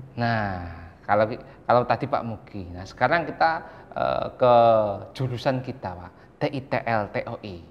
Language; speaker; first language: Indonesian; native; Indonesian